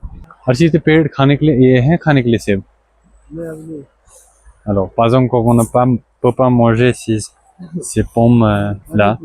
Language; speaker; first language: French; non-native, learner; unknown